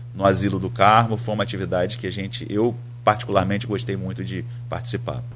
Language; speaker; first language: Portuguese; native; Portuguese